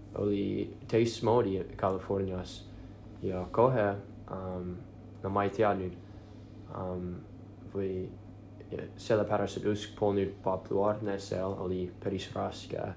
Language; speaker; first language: Estonian; non-native, fluent; English